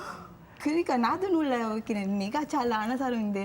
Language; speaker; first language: Korean; non-native, learner; Sinhala